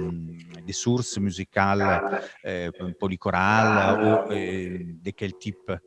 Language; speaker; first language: French; non-native, fluent; Italian